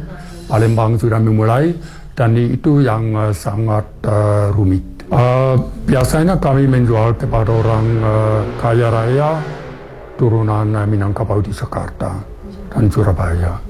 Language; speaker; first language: Indonesian; non-native, fluent; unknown